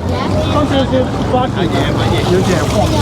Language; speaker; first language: Chinese; native; Chinese